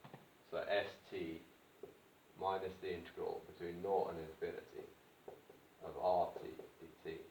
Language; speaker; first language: English; native; English